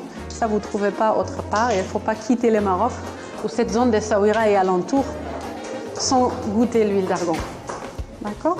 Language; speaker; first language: French; non-native, fluent; German